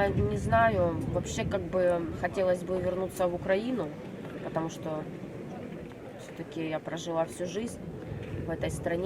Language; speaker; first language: Russian; native; Russian